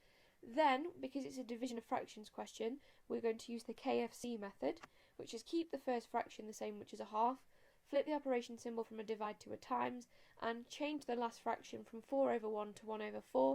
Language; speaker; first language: English; native; English